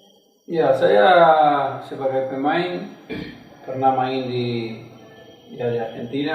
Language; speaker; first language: Indonesian; non-native, fluent; Spanish